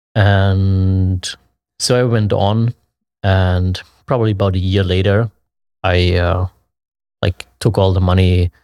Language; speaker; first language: English; non-native, fluent; German